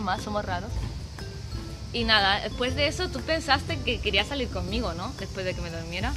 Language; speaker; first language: Spanish; native; Spanish